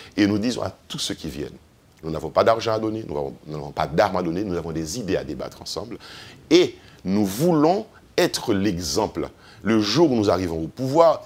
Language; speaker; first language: French; native; French